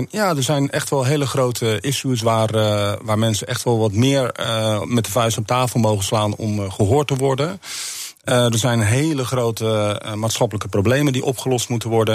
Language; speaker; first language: Dutch; native; Dutch